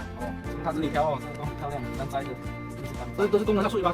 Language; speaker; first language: Chinese; native; Chinese